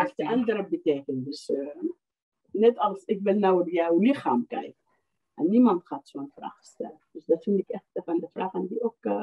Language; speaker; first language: Dutch; non-native, fluent; Arabic